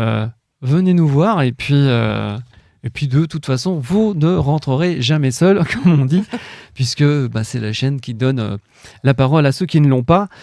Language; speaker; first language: French; native; French